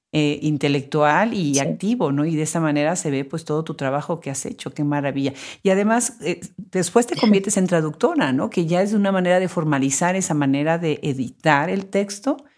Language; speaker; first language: Spanish; native; Spanish